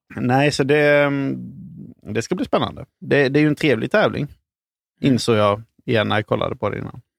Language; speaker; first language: Swedish; native; Swedish